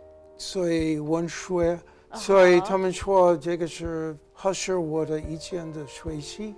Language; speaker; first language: Chinese; non-native, learner; English